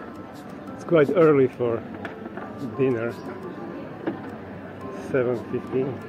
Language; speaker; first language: English; non-native, learner; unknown